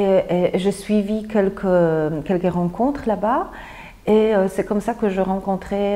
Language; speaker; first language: French; non-native, fluent; Polish